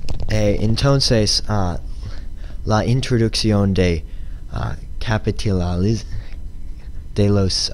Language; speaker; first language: Spanish; non-native, learner; English